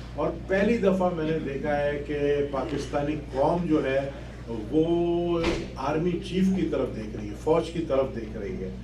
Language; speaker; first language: Urdu; non-native, local second language; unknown